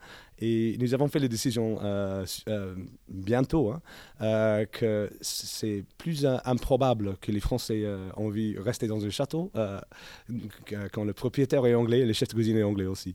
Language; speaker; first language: French; non-native, learner; English